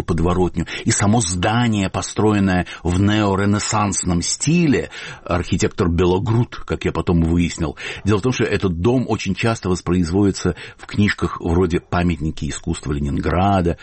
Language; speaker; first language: Russian; native; Russian